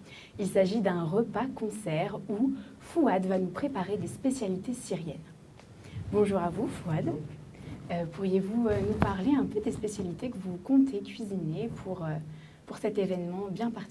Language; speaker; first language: French; native; French